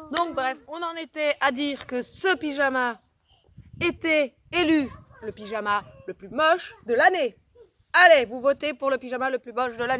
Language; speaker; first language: French; native; French